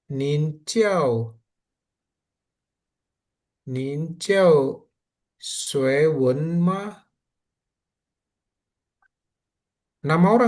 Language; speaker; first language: Chinese; non-native, learner; Indonesian